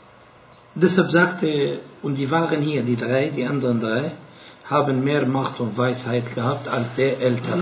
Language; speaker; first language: German; non-native, fluent; Arabic